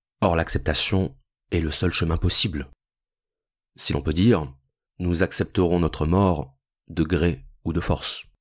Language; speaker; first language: French; native; French